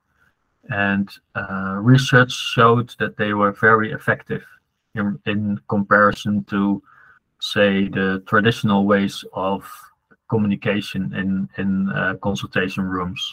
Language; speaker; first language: English; non-native, fluent; Dutch